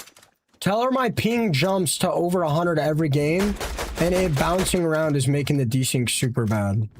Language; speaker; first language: English; native; English